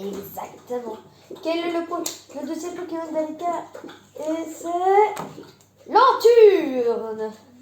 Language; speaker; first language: French; native; French